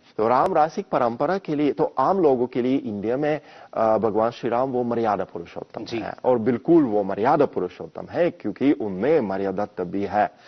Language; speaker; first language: Hindi; non-native, fluent; Russian